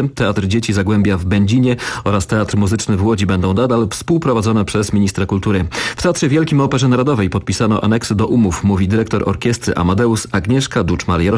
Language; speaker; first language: Polish; native; Polish